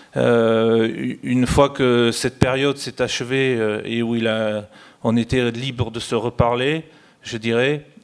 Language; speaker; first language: French; native; French